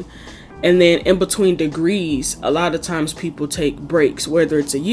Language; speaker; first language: English; native; English